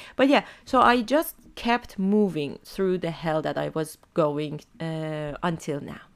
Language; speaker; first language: English; non-native, fluent; Persian